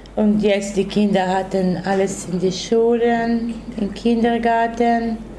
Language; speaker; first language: German; non-native, learner; Romany